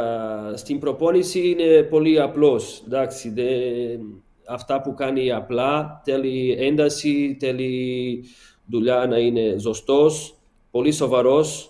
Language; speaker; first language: Greek; non-native, learner; Portuguese